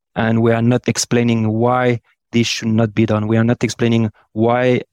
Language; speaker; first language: English; non-native, fluent; French